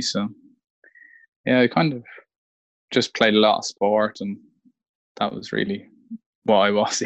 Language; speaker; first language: English; native; English